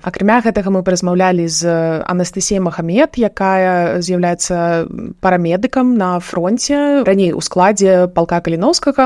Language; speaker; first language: Belarusian; non-native, local second language; Russian